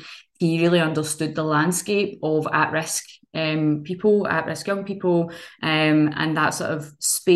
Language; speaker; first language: English; native; English